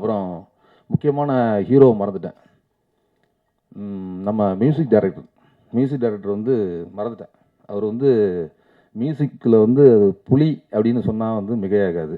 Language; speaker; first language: Tamil; native; Tamil